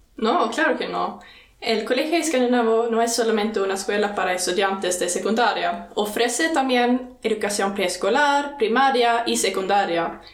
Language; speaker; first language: Spanish; non-native, fluent; Swedish